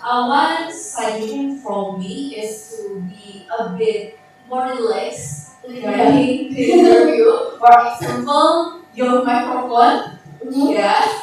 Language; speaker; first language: English; non-native, fluent; Indonesian